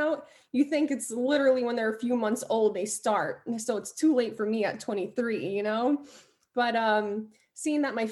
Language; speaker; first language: English; early bilingual, other home language; Albanian